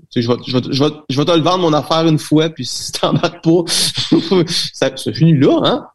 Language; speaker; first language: French; native; French